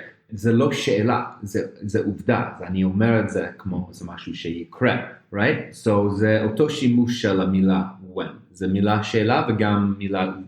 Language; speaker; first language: Hebrew; non-native, fluent; English